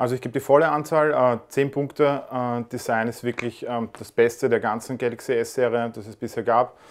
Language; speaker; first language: German; native; German